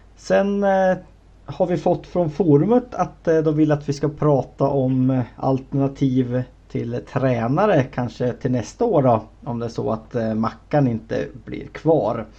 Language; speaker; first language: Swedish; native; Swedish